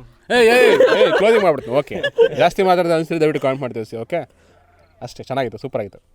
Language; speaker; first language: Kannada; native; Kannada